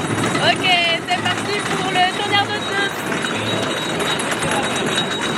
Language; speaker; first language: French; native; French